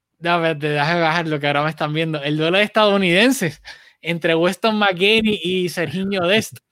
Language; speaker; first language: Spanish; native; Spanish